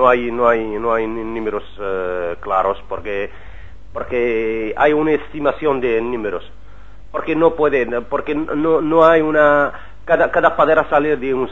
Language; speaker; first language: Spanish; non-native, learner; Arabic